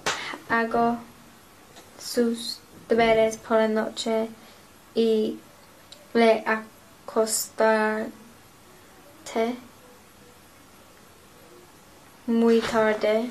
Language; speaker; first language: Spanish; non-native, learner; English